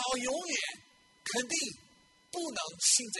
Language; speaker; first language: Chinese; non-native, fluent; English